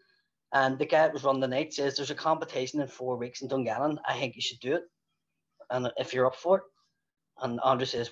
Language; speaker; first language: English; native; English